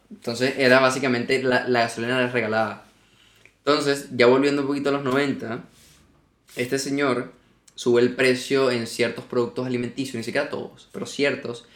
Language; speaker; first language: Spanish; native; Spanish